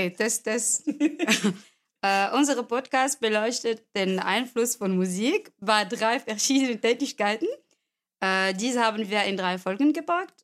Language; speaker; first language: German; non-native, learner; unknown